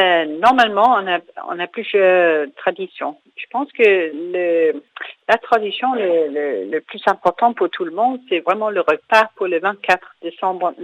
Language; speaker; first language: French; non-native, fluent; Danish